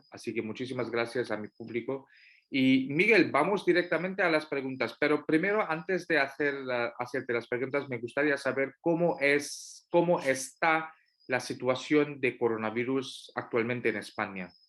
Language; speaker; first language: Spanish; non-native, fluent; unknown